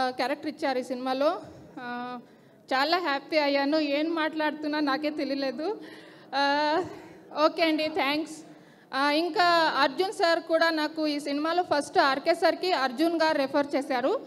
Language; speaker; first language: Telugu; non-native, learner; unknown